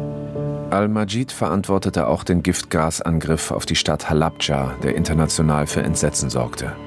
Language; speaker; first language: German; native; German